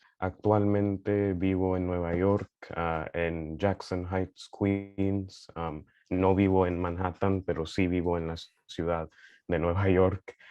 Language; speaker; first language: Spanish; early bilingual, heritage; Spanish